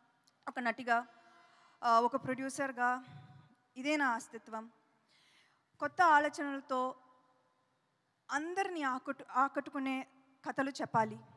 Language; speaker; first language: Telugu; non-native, fluent; Tamil